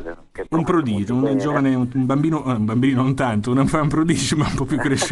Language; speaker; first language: Italian; native; Italian